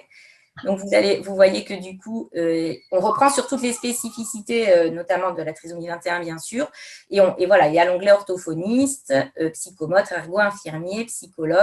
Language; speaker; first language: French; native; French